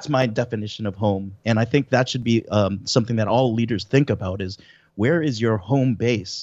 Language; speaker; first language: English; native; English